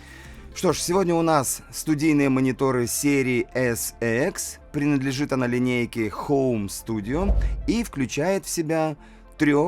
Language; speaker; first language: Russian; native; Russian